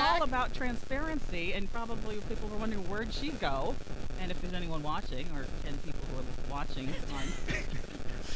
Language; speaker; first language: English; native; English